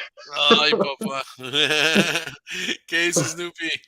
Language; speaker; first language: Spanish; native; Spanish